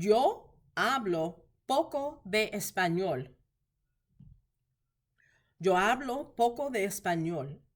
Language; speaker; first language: Spanish; non-native, learner; English